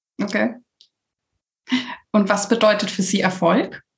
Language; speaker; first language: German; native; German